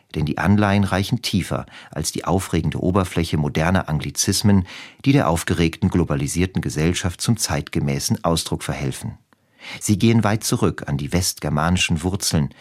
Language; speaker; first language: German; native; German